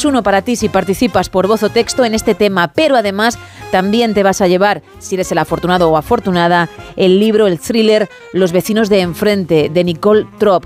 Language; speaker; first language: Spanish; native; Spanish